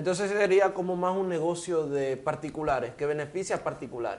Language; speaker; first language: Spanish; native; Spanish